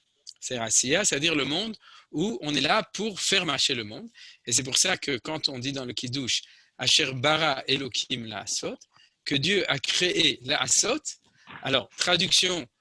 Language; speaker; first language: French; native; French